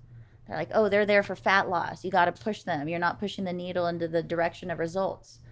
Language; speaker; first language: English; native; English